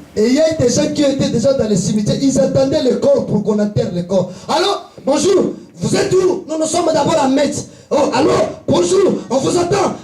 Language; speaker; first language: French; non-native, local second language; Lingala